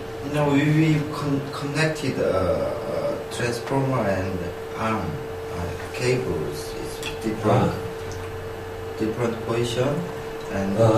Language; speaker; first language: English; non-native, learner; Korean